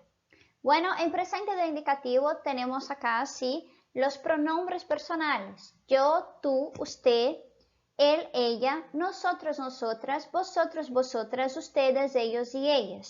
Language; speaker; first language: Spanish; non-native, fluent; Portuguese